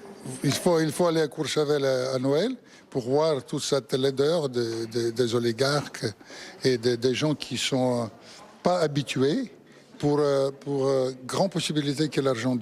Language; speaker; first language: French; non-native, fluent; Russian